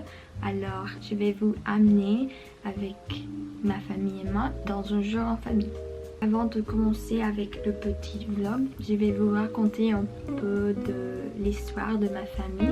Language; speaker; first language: French; non-native, learner; Spanish